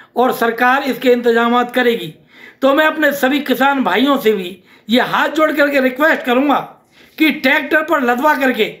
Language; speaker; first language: Hindi; native; Hindi